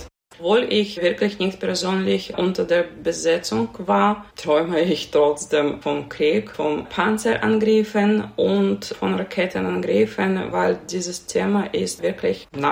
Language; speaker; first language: German; non-native, learner; Ukrainian